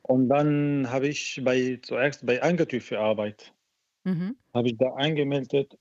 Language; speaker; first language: German; non-native, learner; Arabic